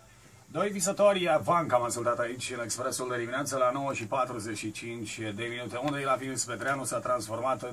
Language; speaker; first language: Romanian; native; Romanian